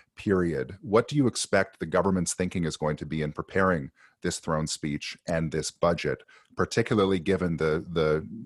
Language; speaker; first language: English; native; English